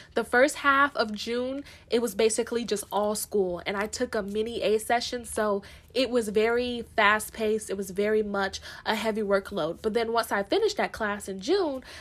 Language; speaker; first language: English; early bilingual, other home language; Haitian Creole